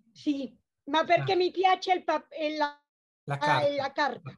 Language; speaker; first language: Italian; non-native, learner; Spanish